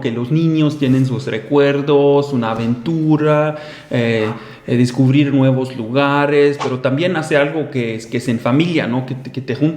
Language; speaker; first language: Spanish; non-native, fluent; German